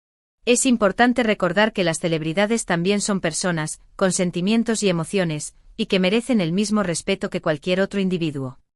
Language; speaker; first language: Spanish; native; Spanish